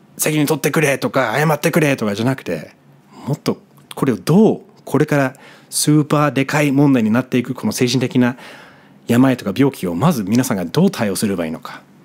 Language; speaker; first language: Japanese; non-native, fluent; English